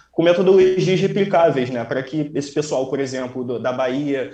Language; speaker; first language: Portuguese; native; Portuguese